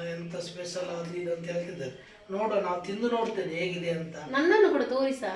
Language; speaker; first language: Kannada; non-native, local second language; Tulu